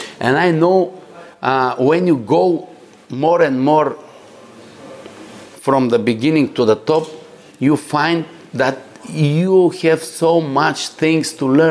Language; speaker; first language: English; non-native, learner; Bulgarian